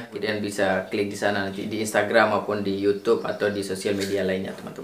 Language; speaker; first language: Indonesian; non-native, local second language; Sasak